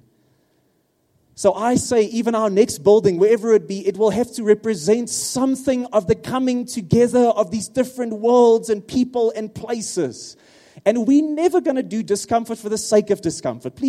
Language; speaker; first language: English; non-native, local second language; Afrikaans